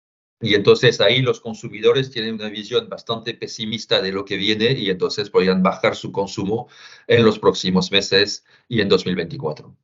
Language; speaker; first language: Spanish; non-native, fluent; French